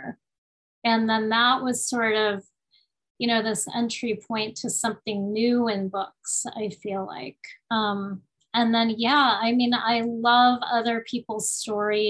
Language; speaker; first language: English; early bilingual, other home language; Spanish